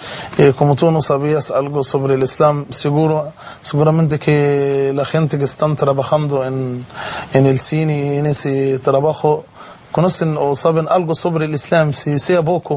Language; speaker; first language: Spanish; non-native, fluent; Arabic